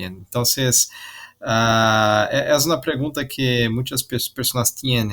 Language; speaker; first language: Portuguese; non-native, learner; Spanish